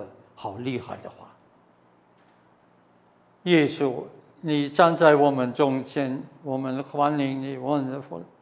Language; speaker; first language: Chinese; non-native, fluent; German